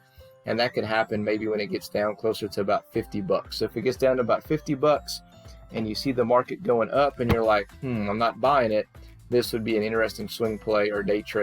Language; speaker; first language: English; native; English